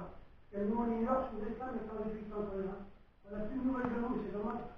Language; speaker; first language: French; native; French